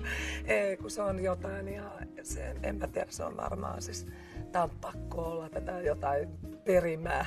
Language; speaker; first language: Finnish; native; Finnish